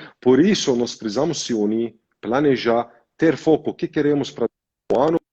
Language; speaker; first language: Portuguese; non-native, fluent; Arabic